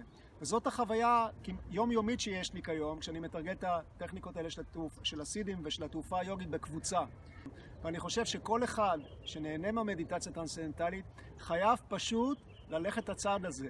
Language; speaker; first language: Hebrew; native; Hebrew